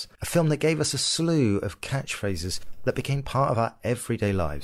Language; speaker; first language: English; native; English